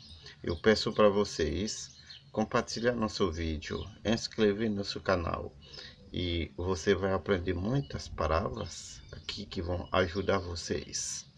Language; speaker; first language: Portuguese; non-native, learner; Haitian Creole